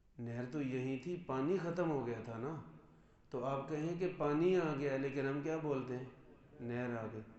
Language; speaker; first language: Urdu; non-native, local second language; Punjabi